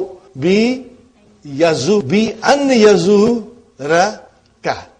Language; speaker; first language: Arabic; non-native, fluent; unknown